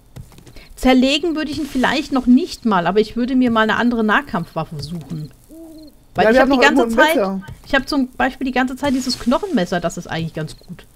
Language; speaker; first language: German; native; German